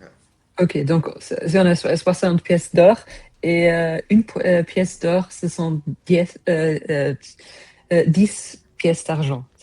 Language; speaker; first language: French; non-native, fluent; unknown